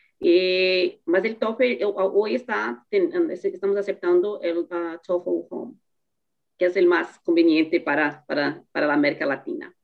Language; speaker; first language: Spanish; non-native, learner; Portuguese